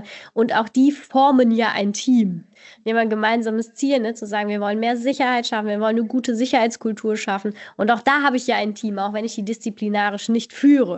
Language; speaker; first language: German; native; German